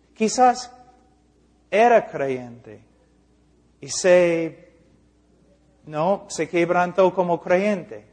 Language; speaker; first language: Spanish; non-native, fluent; English